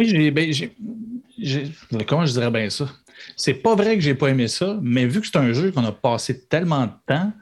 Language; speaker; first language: French; native; French